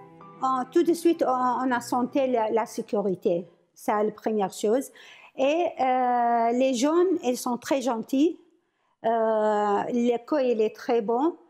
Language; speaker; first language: French; non-native, learner; Arabic